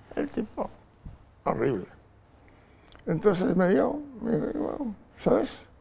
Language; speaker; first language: Spanish; non-native, fluent; Polish